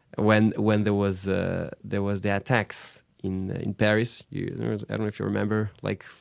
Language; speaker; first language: English; non-native, fluent; French